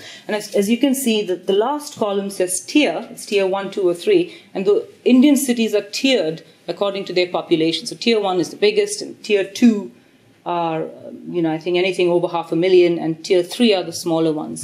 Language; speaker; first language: English; non-native, local second language; Tamil